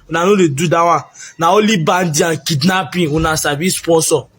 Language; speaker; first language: Nigerian Pidgin; native; Nigerian Pidgin